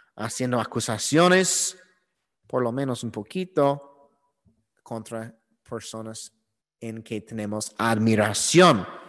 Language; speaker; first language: Spanish; non-native, learner; English